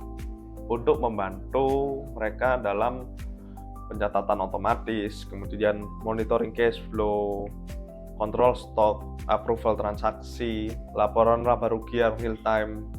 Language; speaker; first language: Indonesian; native; Indonesian